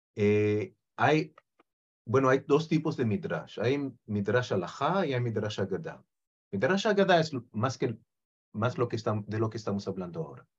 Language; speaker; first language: Spanish; non-native, fluent; Hebrew